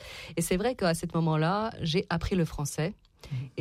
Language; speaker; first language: French; non-native, fluent; Serbian